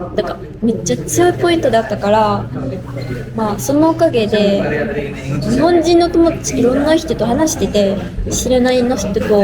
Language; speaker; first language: Japanese; non-native, fluent; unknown